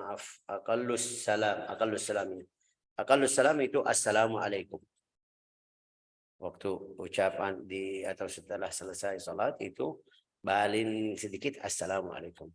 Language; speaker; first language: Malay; non-native, fluent; Arabic